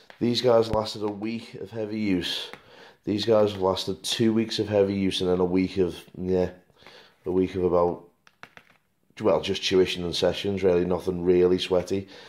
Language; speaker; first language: English; native; English